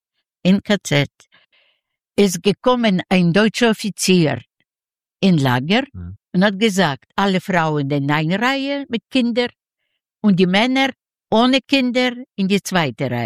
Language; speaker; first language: German; non-native, fluent; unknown